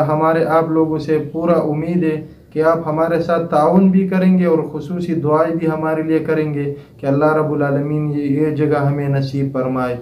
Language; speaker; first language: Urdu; non-native, local second language; Pashto